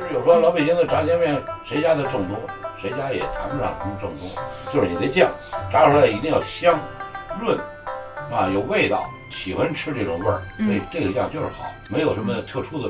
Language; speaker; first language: Chinese; native; Chinese